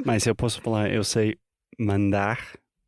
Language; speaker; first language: Portuguese; non-native, fluent; English